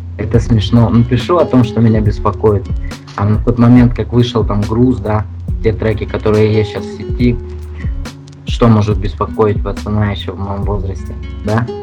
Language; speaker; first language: Russian; native; Russian